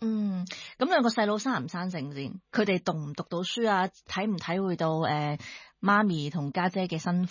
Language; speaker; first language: Cantonese; native; Cantonese